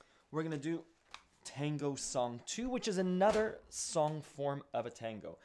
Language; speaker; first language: English; native; English